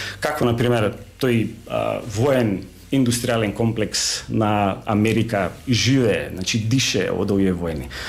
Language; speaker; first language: Macedonian; native; Macedonian